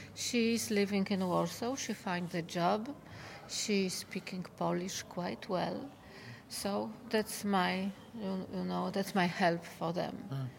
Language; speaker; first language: English; non-native, fluent; Polish